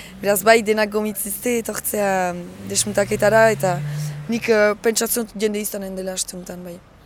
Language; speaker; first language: Basque; native; Basque